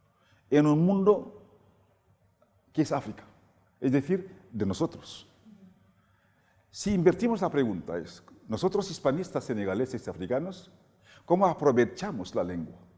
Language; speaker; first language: Spanish; non-native, fluent; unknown